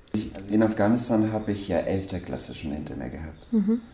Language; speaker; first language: German; non-native, fluent; Persian